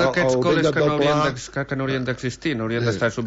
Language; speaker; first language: Catalan; native; Catalan